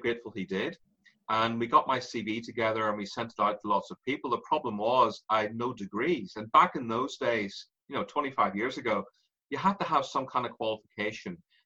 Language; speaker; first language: English; native; English